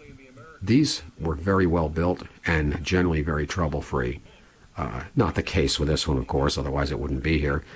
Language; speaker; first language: English; native; English